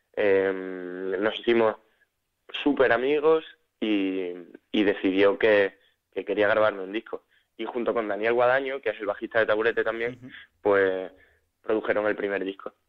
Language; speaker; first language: Spanish; native; Spanish